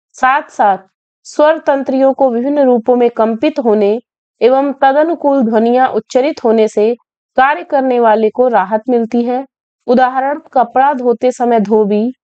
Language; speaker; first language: Hindi; native; Hindi